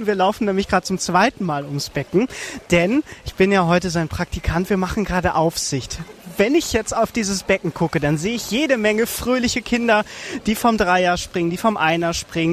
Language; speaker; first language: German; native; German